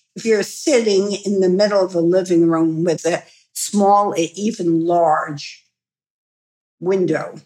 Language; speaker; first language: English; native; English